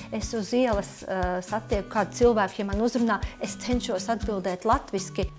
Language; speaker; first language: Latvian; native; Latvian